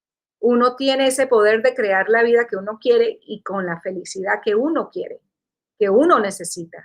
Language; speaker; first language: Spanish; early bilingual, heritage; Spanish